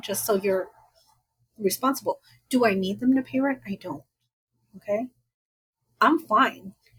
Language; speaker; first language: English; early bilingual, other home language; Spanish